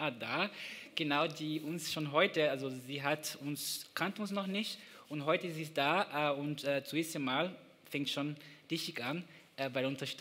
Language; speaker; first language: German; non-native, fluent; Portuguese